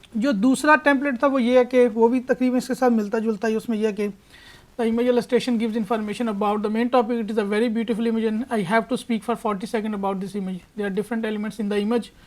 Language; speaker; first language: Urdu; non-native, local second language; Punjabi